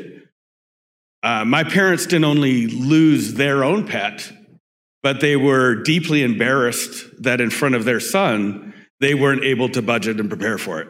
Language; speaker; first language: English; native; English